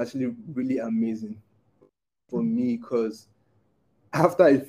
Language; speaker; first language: English; non-native, local second language; Igbo